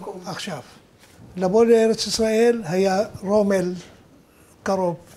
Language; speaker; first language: Hebrew; non-native, fluent; Arabic